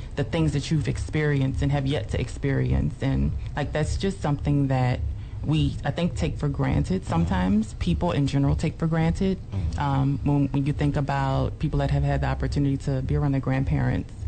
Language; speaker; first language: English; native; English